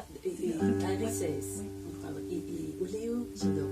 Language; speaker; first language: French; non-native, learner; Croatian